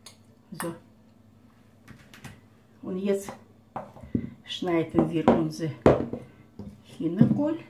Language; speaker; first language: German; non-native, fluent; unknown